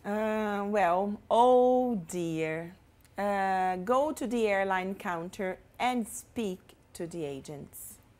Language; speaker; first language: English; non-native, fluent; Portuguese